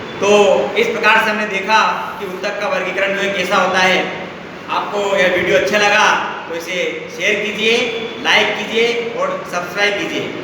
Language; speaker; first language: Hindi; native; Hindi